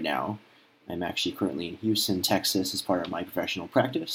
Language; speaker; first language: English; native; English